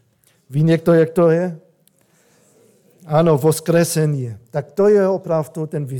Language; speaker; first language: Czech; non-native, fluent; German